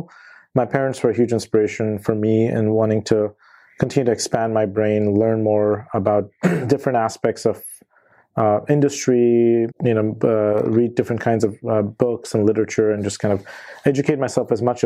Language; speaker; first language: English; native; English